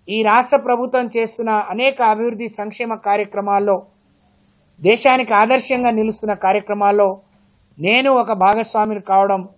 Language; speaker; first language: Telugu; non-native, local second language; Lambadi